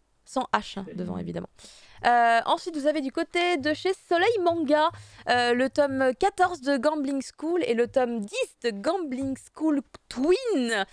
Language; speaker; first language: French; native; French